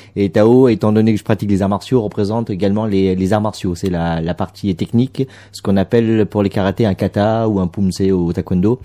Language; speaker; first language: French; native; French